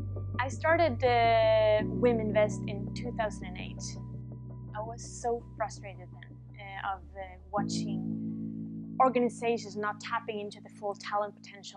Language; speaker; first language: English; non-native, fluent; Swedish